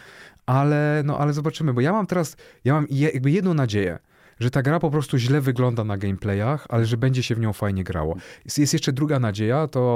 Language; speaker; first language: Polish; native; Polish